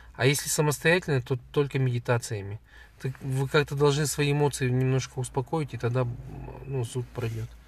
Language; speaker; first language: Russian; native; Russian